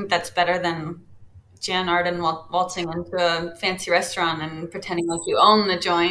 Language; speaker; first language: English; native; English